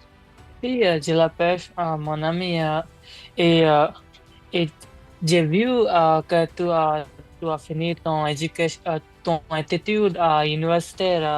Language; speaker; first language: French; non-native, learner; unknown